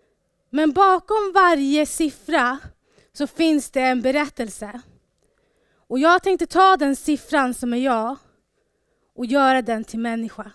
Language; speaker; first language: Swedish; early bilingual, other home language; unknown